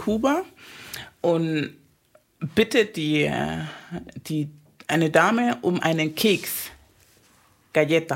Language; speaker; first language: German; non-native, fluent; Spanish